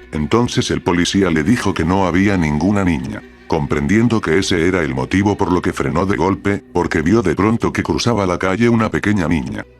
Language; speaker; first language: Spanish; native; Spanish